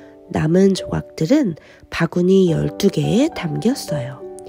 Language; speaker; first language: Korean; native; Korean